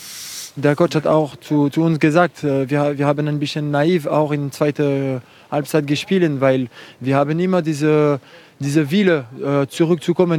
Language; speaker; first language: German; non-native, fluent; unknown